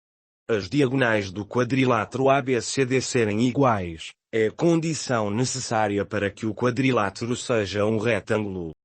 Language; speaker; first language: Portuguese; native; Portuguese